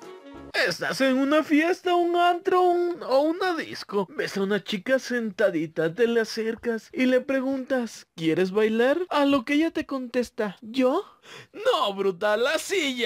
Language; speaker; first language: Spanish; native; Spanish